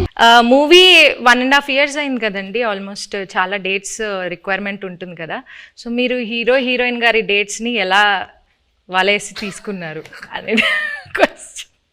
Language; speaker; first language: Telugu; native; Telugu